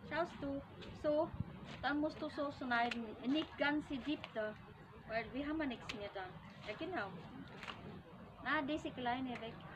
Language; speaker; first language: German; non-native, fluent; Cebuano